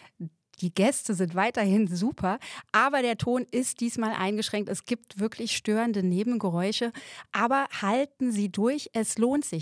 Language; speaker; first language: German; native; German